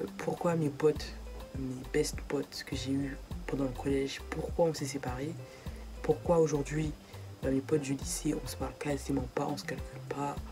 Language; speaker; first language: French; native; French